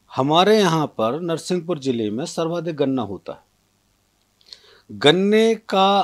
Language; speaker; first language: Hindi; native; Hindi